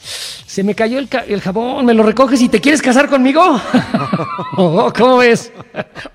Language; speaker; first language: Spanish; native; Spanish